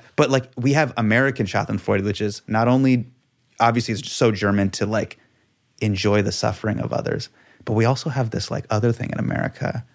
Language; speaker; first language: English; native; English